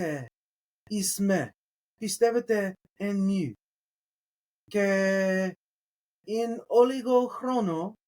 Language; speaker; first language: Greek; non-native, learner; English